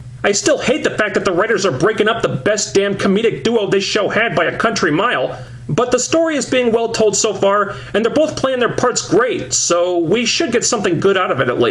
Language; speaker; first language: English; native; English